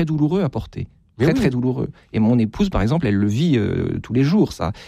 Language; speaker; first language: French; native; French